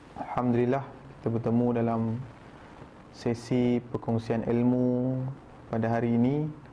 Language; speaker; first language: Malay; native; Malay